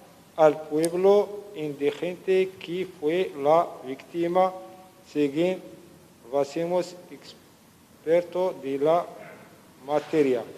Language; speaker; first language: Spanish; non-native, learner; Riffian